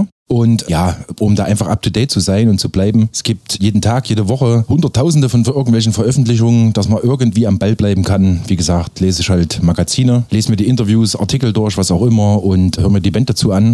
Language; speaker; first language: German; native; German